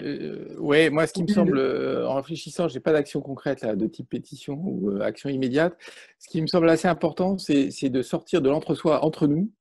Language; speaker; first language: French; native; French